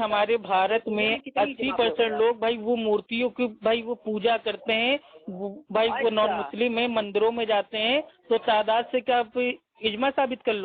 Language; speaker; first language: Hindi; native; Hindi